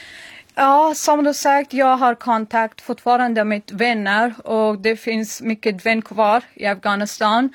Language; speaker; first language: Swedish; non-native, learner; Persian